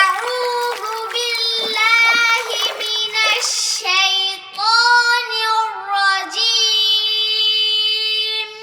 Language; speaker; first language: Arabic; non-native, learner; Bangla